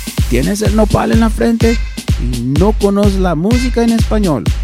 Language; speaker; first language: Spanish; early bilingual, heritage; Spanish